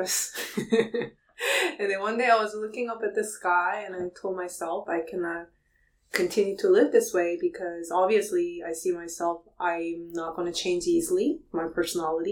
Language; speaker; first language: English; non-native, fluent; Korean